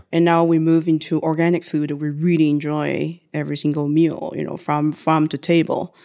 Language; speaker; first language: English; non-native, fluent; Chinese